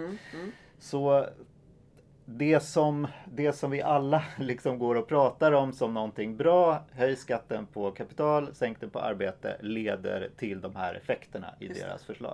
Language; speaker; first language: Swedish; native; Swedish